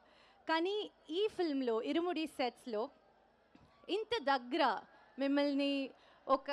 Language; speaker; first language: Telugu; non-native, learner; Tamil